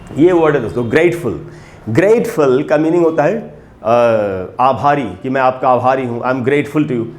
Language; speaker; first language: Hindi; native; Hindi